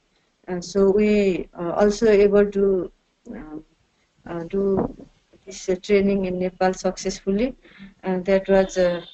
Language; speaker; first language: English; non-native, learner; Nepali